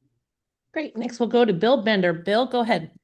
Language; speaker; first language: English; native; English